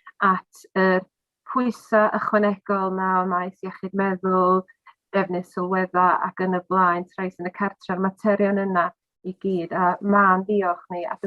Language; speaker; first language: Welsh; native; Welsh